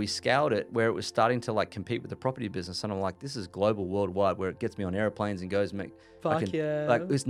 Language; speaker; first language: English; native; English